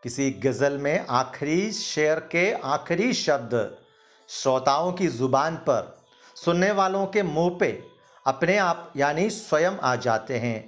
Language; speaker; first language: Hindi; non-native, local second language; Malayalam